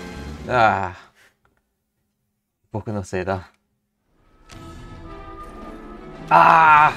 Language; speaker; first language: Japanese; non-native, learner; English